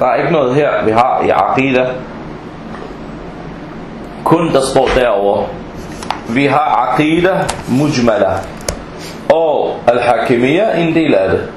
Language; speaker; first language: Danish; early bilingual, other home language; Arabic